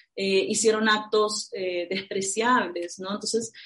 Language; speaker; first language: Spanish; native; Spanish